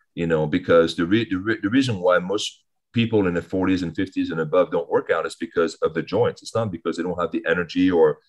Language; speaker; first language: English; early bilingual, other home language; French